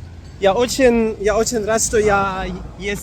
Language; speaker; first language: Russian; non-native, learner; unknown